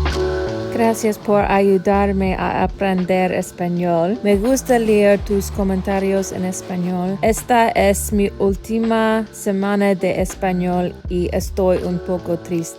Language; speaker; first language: Spanish; non-native, learner; English